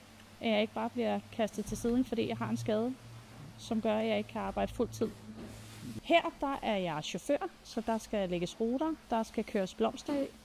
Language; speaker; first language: Danish; native; Danish